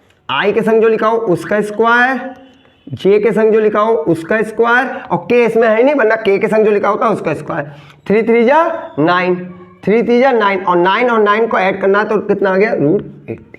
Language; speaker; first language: Hindi; native; Hindi